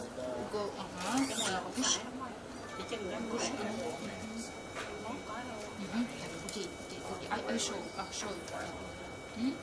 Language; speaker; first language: English; non-native, learner; Russian